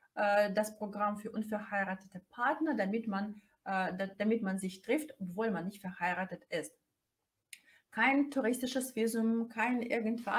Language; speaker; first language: German; non-native, fluent; Russian